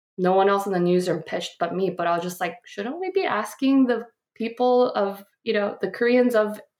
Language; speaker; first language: English; early bilingual, other home language; Korean